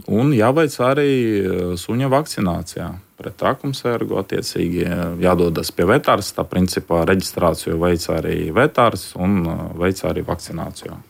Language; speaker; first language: Latvian; native; Latvian